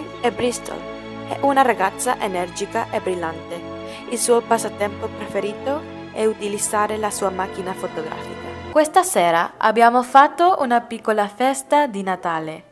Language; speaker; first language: Italian; non-native, learner; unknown